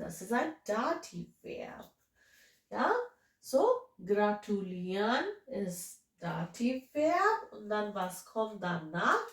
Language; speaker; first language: German; non-native, fluent; English